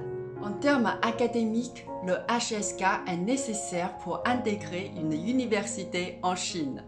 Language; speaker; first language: French; non-native, fluent; Chinese